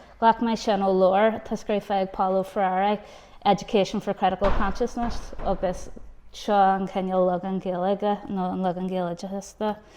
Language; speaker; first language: Irish; non-native, local second language; English